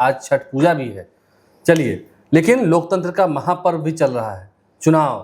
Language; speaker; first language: Hindi; native; Hindi